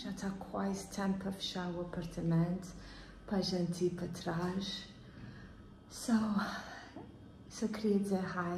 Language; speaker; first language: Portuguese; early bilingual, heritage; Portuguese